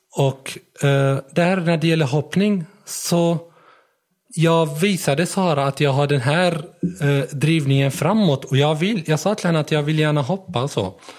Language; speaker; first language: Swedish; non-native, fluent; Arabic